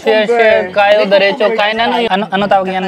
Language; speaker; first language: Filipino; non-native, learner; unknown